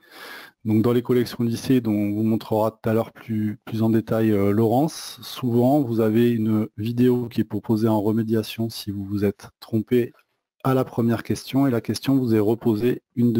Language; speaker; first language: French; native; French